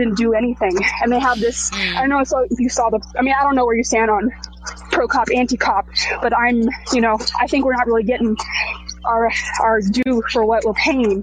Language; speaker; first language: English; native; English